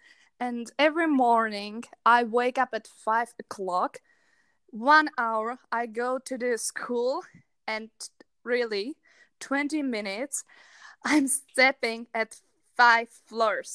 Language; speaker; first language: English; non-native, learner; Czech